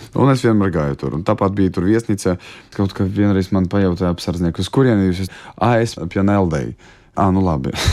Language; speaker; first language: Latvian; non-native, local second language; Russian